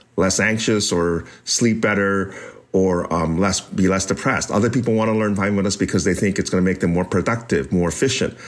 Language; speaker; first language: English; native; English